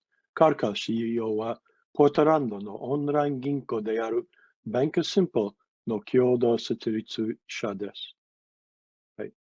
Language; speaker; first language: Japanese; non-native, fluent; English